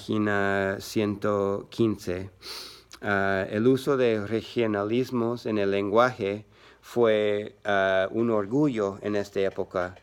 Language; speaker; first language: Spanish; non-native, learner; English